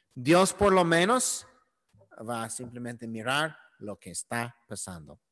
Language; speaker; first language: Spanish; non-native, learner; English